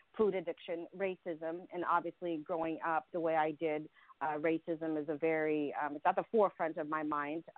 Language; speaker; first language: English; early bilingual, other home language; Russian